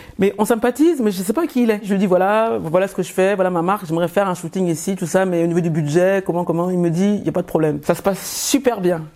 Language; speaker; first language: French; early bilingual, other home language; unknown